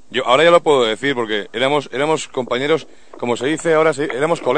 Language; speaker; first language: Spanish; native; Spanish